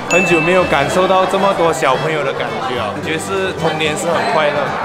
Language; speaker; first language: Chinese; native; Chinese